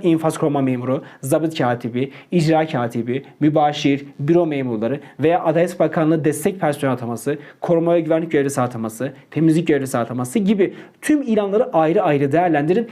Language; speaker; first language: Turkish; native; Turkish